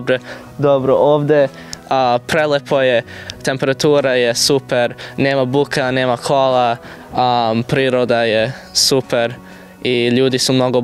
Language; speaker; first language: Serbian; early bilingual, heritage; English